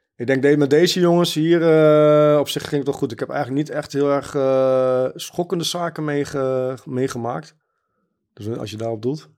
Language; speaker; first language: Dutch; early bilingual, other home language; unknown